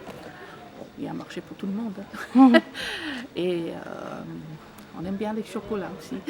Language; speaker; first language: French; non-native, fluent; English